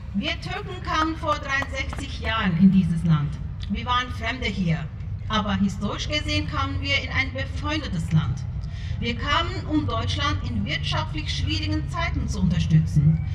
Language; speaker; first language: German; early bilingual, other home language; Turkish